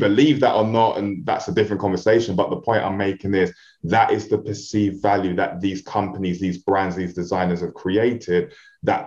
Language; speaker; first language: English; native; English